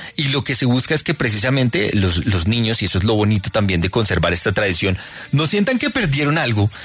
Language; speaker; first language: Spanish; native; Spanish